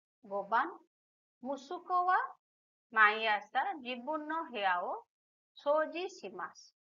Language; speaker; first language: Japanese; non-native, fluent; Hindi